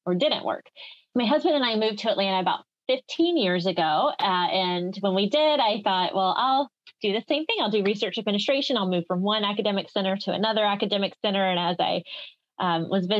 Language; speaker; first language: English; native; English